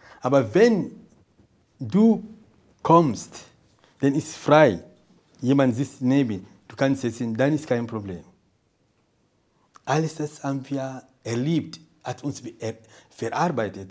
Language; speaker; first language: German; non-native, fluent; Portuguese